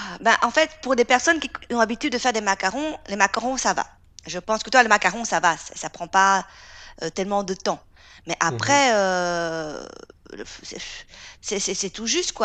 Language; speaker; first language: French; native; French